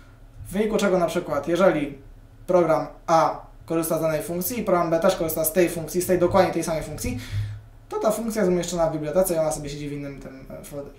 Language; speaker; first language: Polish; native; Polish